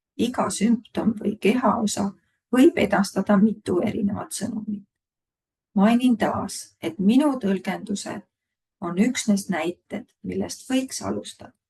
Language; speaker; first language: Estonian; native; Estonian